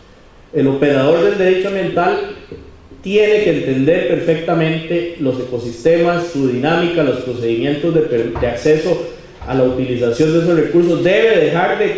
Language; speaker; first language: Spanish; native; Spanish